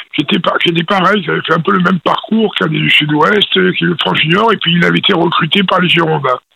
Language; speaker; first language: French; native; French